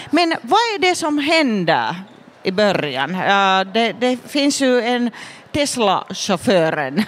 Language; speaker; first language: Swedish; non-native, fluent; Finnish